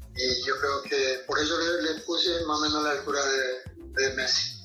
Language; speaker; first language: Spanish; native; Spanish